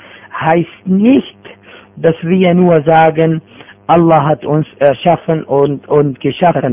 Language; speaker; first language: German; non-native, fluent; Arabic